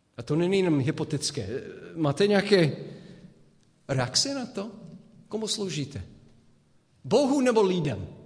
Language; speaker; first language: Czech; non-native, fluent; English